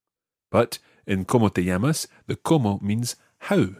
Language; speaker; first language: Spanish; non-native, fluent; English